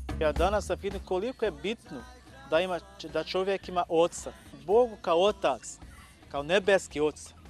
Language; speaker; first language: Bosnian; non-native, learner; Portuguese